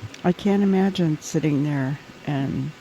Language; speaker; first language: English; native; English